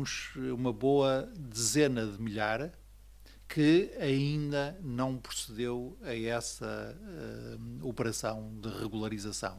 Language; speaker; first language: Portuguese; native; Portuguese